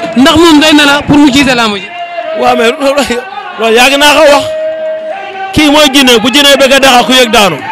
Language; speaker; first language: Wolof; non-native, local second language; Serer